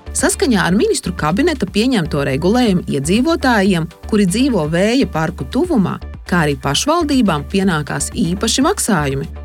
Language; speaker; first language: Latvian; native; Latvian